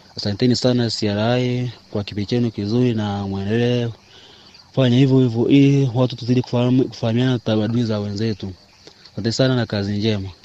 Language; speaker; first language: Swahili; non-native, local second language; Sukuma